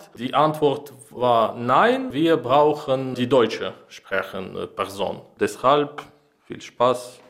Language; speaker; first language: German; non-native, learner; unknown